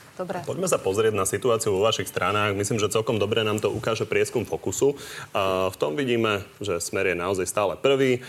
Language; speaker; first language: Slovak; native; Slovak